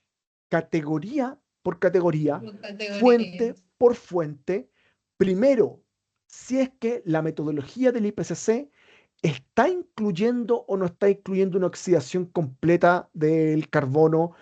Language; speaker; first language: Spanish; native; Spanish